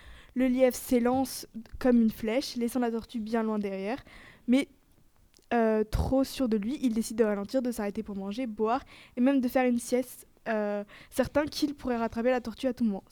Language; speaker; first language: French; native; French